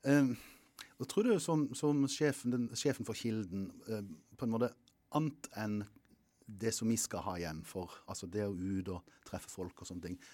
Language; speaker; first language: Norwegian; native; Norwegian